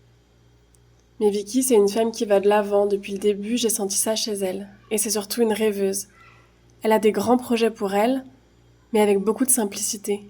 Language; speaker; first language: French; native; French